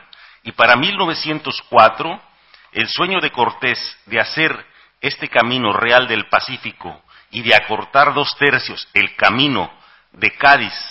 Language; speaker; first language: Spanish; native; Spanish